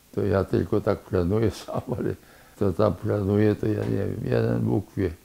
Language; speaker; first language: Polish; native; Polish